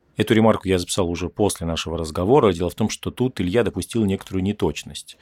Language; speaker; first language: Russian; native; Russian